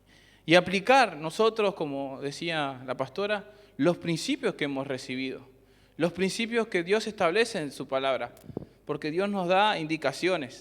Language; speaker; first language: Spanish; native; Spanish